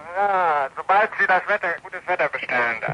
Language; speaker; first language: German; native; German